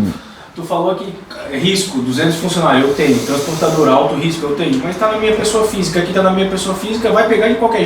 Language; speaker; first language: Portuguese; native; Portuguese